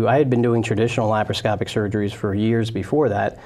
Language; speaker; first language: English; native; English